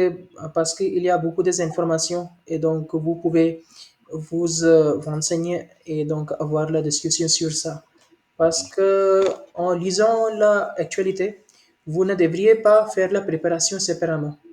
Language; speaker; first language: French; non-native, learner; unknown